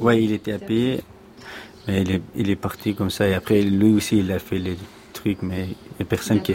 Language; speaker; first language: French; non-native, learner; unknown